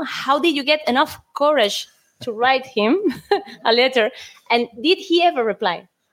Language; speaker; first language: English; non-native, fluent; Spanish